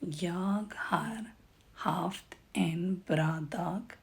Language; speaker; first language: Swedish; non-native, fluent; Urdu